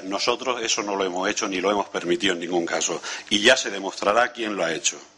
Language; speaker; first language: Spanish; native; Spanish